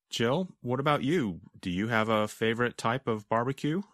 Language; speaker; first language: English; native; English